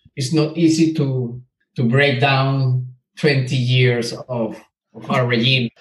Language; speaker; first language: English; non-native, learner; Spanish